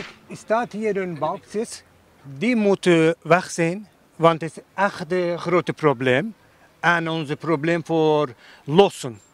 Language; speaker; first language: Dutch; non-native, learner; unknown